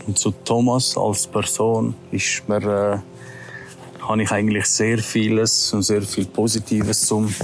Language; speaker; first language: German; early bilingual, other home language; Albanian